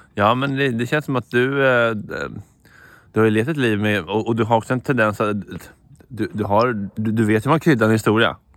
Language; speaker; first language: Swedish; native; Swedish